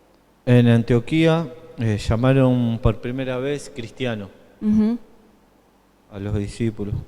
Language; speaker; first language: Spanish; native; Spanish